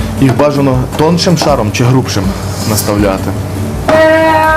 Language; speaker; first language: Ukrainian; native; Ukrainian